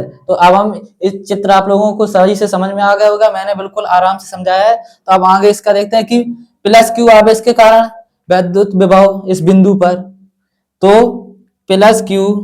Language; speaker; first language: Hindi; native; Hindi